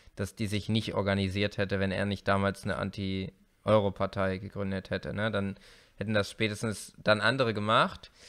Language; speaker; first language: German; native; German